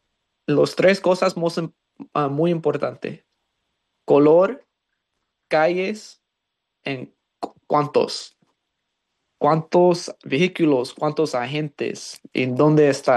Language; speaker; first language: Spanish; non-native, learner; English